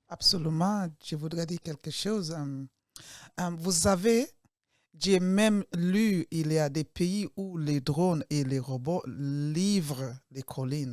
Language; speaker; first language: French; non-native, learner; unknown